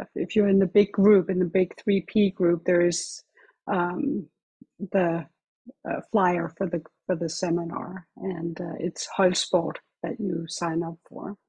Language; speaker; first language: English; non-native, fluent; Danish